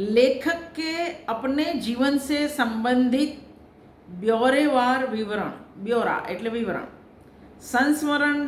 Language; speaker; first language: Hindi; non-native, local second language; Gujarati